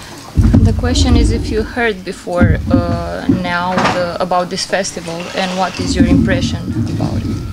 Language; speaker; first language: English; non-native, local second language; Romanian